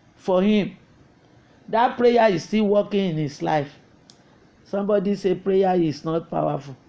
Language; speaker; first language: English; non-native, local second language; Yoruba